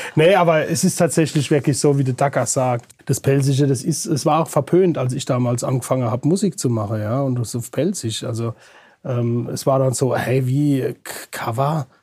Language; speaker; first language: German; native; German